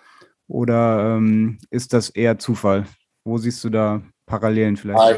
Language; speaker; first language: German; native; German